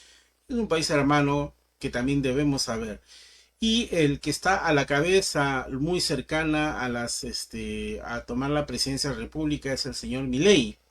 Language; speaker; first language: Spanish; native; Spanish